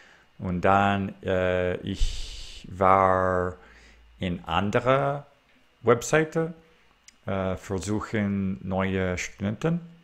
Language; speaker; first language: German; non-native, learner; English